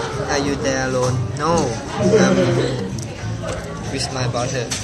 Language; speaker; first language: English; non-native, learner; Thai